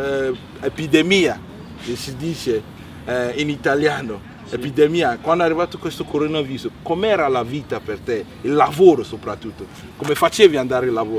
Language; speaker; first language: Italian; non-native, learner; Akan